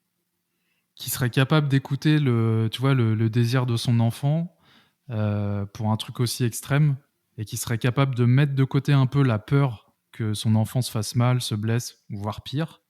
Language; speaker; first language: French; native; French